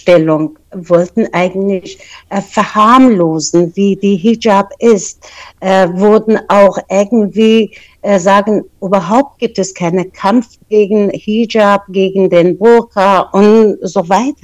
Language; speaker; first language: German; non-native, fluent; Persian